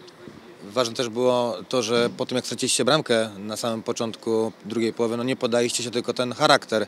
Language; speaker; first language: Polish; native; Polish